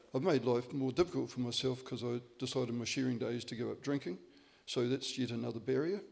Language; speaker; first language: English; native; English